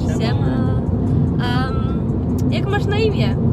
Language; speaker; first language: Polish; non-native, learner; English